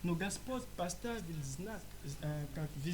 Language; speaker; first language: Russian; non-native, learner; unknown